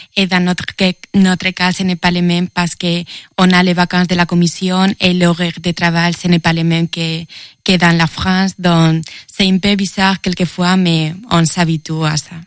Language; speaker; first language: French; non-native, learner; Spanish